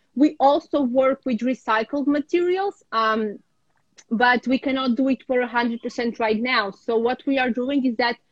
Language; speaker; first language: English; non-native, fluent; Ukrainian